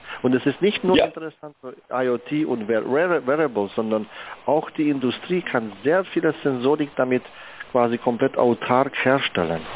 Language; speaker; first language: German; native; German